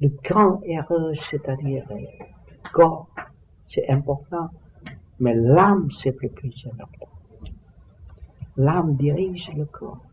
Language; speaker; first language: French; non-native, learner; Vietnamese